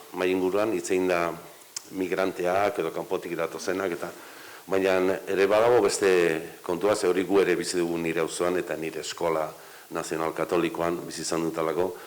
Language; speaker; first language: Basque; native; Basque